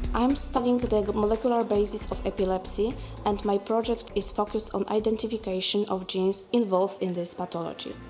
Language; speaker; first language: English; non-native, fluent; Polish